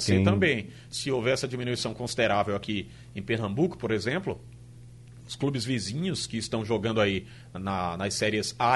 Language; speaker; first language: Portuguese; native; Portuguese